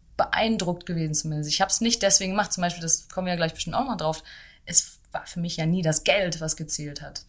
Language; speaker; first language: German; native; German